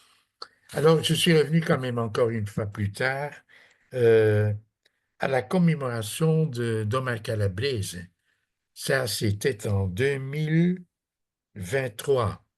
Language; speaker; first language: French; non-native, fluent; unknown